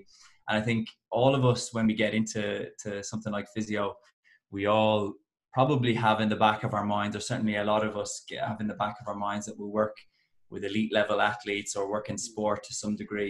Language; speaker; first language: English; native; English